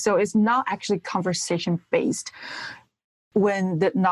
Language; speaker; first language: English; non-native, fluent; Chinese